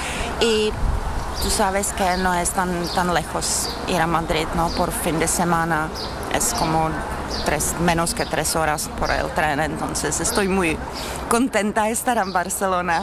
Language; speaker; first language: Spanish; non-native, learner; Czech